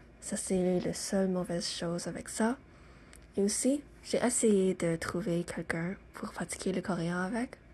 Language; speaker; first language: French; non-native, learner; English